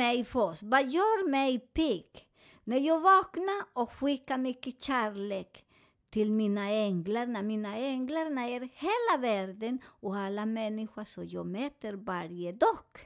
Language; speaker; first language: Swedish; non-native, learner; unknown